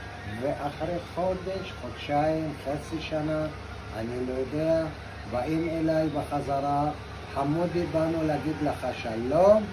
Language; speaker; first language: Hebrew; non-native, local second language; Arabic